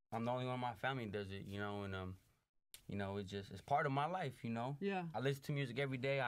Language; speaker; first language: English; native; English